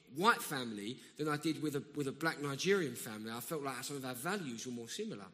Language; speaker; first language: English; native; English